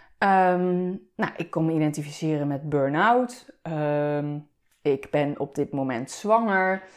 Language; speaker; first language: Dutch; early bilingual, other home language; Turkish